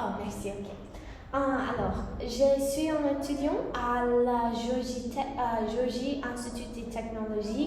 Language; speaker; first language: French; non-native, learner; English